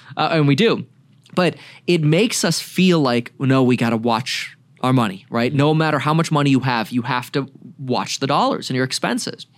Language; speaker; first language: English; native; English